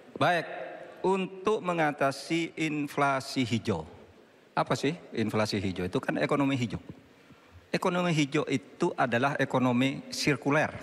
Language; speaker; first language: Indonesian; native; Indonesian